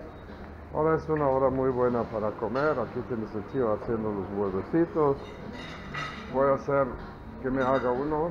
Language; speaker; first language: Spanish; non-native, fluent; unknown